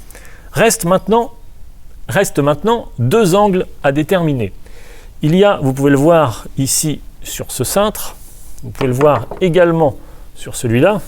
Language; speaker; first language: French; native; French